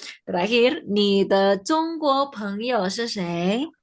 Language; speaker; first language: Chinese; non-native, fluent; Indonesian